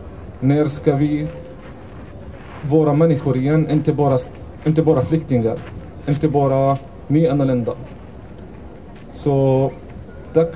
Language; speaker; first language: Swedish; non-native, fluent; Arabic